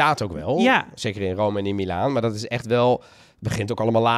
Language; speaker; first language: Dutch; native; Dutch